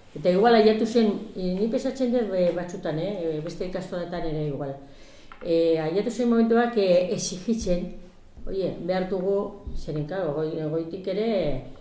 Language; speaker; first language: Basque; non-native, local second language; Spanish